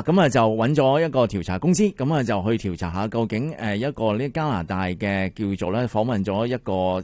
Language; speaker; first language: Cantonese; native; Cantonese